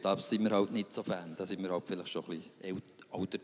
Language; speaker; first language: German; native; German